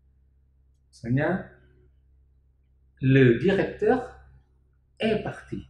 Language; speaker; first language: French; non-native, fluent; Indonesian